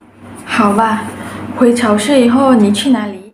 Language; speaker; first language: Chinese; non-native, learner; Malay